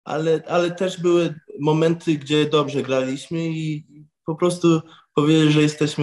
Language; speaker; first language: Polish; early bilingual, heritage; English